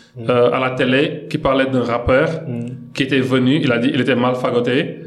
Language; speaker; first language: French; non-native, local second language; Wolof